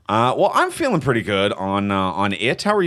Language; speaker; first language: English; native; English